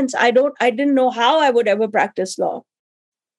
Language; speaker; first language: English; non-native, local second language; Hindi